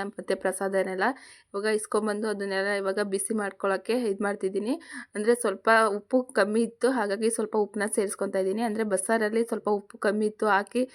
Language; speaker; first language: Kannada; non-native, local second language; Lambadi